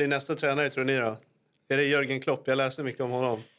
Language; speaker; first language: Swedish; native; Swedish